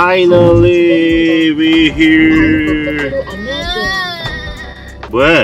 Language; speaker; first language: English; non-native, learner; Korean